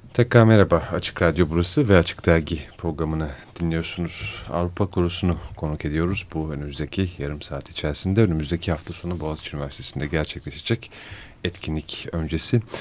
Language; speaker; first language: Turkish; native; Turkish